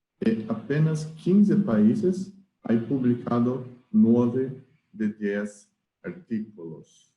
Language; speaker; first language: Spanish; non-native, learner; Portuguese